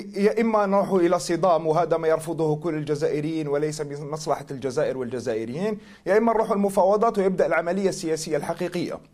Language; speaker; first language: Arabic; native; Arabic